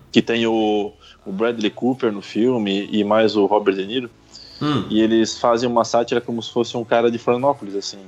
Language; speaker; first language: Portuguese; non-native, fluent; Russian